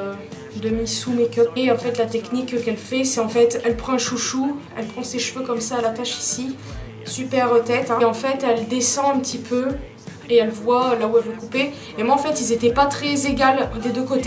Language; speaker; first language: French; native; French